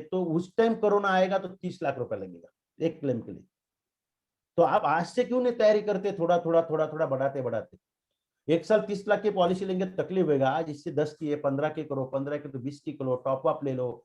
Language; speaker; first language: Hindi; non-native, local second language; Marathi